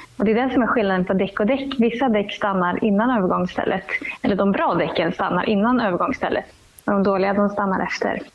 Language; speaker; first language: Swedish; native; Swedish